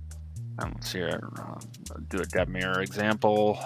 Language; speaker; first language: English; native; English